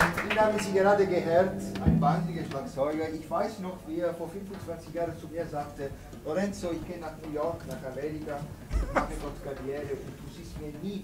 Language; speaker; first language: German; non-native, fluent; Italian